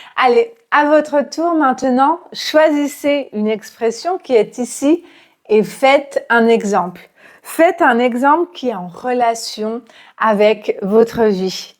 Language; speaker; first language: French; native; French